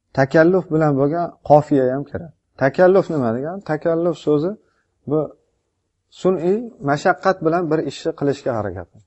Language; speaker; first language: Uzbek; native; Uzbek